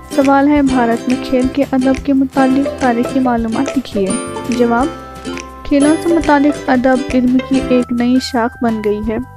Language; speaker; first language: Urdu; native; Urdu